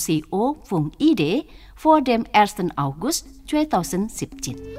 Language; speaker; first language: German; non-native, fluent; Indonesian